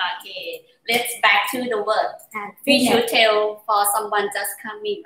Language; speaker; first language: English; non-native, learner; Thai